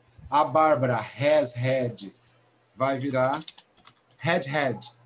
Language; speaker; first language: English; non-native, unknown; Portuguese